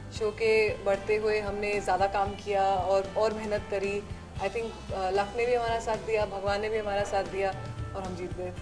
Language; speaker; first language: Hindi; native; Hindi